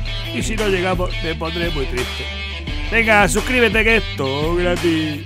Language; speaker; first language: Spanish; native; Spanish